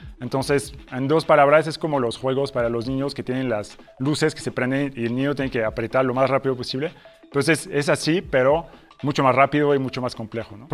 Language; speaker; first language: Spanish; non-native, fluent; French